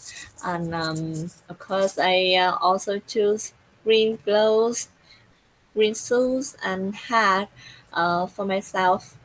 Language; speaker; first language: English; non-native, learner; Vietnamese